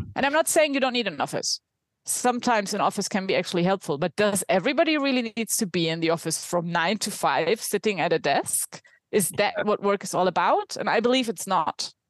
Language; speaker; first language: English; non-native, fluent; German